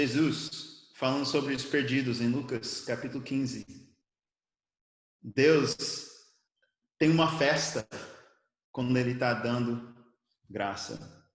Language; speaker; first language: Portuguese; early bilingual, other home language; English